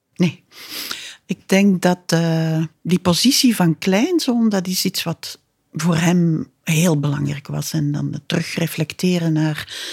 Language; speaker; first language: Dutch; native; Dutch